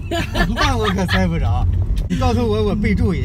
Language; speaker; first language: Chinese; native; Chinese